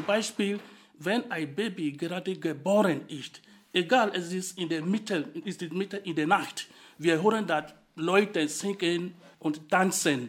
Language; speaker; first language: German; non-native, fluent; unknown